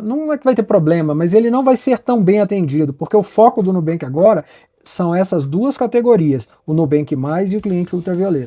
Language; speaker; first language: Portuguese; native; Portuguese